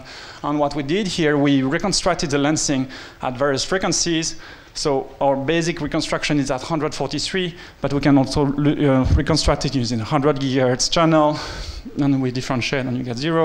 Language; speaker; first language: English; non-native, fluent; French